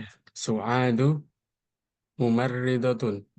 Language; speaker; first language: Arabic; non-native, learner; Indonesian